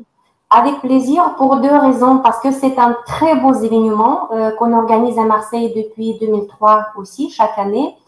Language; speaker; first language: French; non-native, fluent; Russian